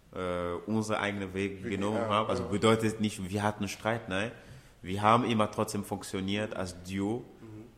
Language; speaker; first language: German; non-native, fluent; Ewe